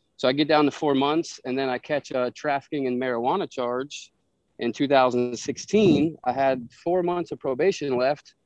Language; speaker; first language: English; native; English